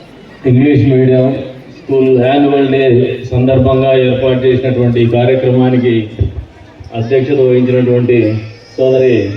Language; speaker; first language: Telugu; native; Telugu